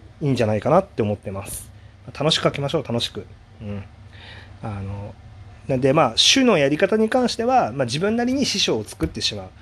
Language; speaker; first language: Japanese; native; Japanese